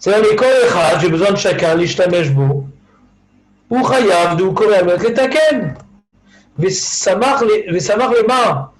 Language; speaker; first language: French; native; French